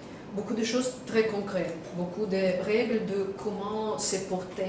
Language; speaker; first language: French; non-native, fluent; Russian